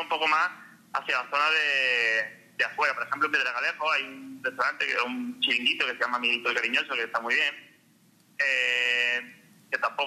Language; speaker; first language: Spanish; native; Spanish